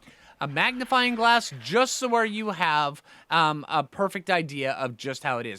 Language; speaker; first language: English; native; English